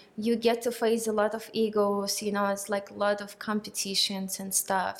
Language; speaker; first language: English; non-native, fluent; Russian